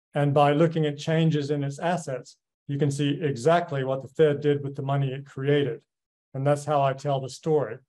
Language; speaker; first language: English; native; English